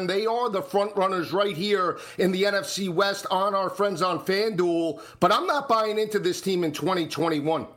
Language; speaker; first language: English; native; English